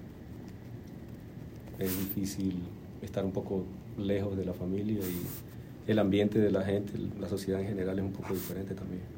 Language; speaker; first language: Spanish; native; Spanish